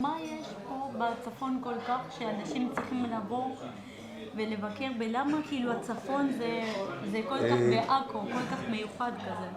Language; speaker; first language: Hebrew; non-native, fluent; Spanish